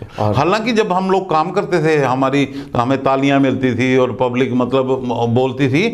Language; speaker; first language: Hindi; non-native, local second language; Dogri